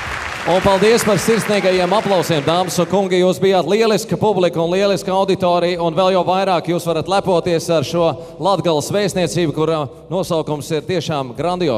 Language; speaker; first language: Latvian; native; Latvian